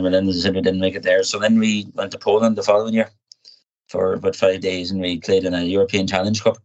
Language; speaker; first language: English; native; English